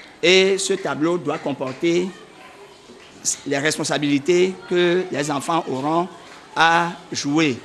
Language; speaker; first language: French; native; French